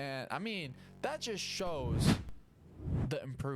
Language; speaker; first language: English; native; English